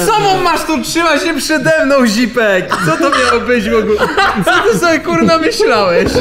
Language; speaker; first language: Polish; native; Polish